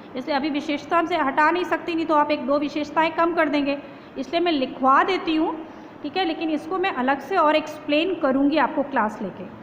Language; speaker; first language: Hindi; native; Hindi